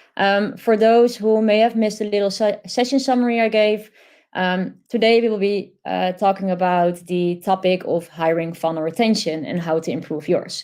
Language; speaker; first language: English; non-native, fluent; Dutch